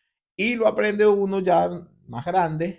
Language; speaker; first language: Spanish; native; Spanish